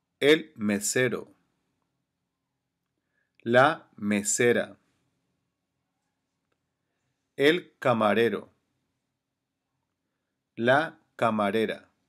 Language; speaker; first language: Spanish; non-native, learner; English